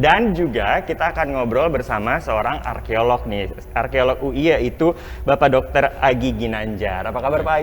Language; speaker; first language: Indonesian; native; Indonesian